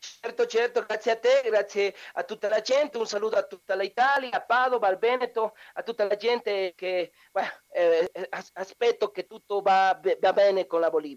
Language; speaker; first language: Italian; non-native, learner; Spanish